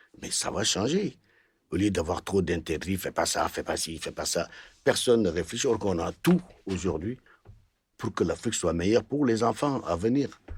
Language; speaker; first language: French; non-native, local second language; Wolof